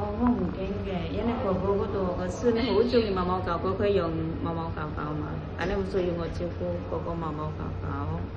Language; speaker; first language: Cantonese; non-native, fluent; Indonesian